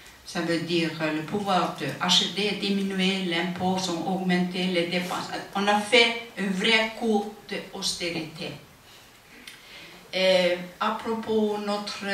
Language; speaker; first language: French; non-native, fluent; Icelandic